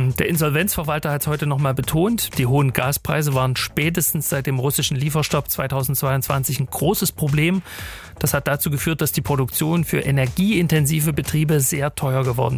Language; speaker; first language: German; native; German